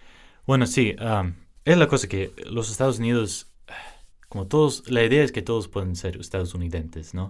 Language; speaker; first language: Spanish; early bilingual, heritage; English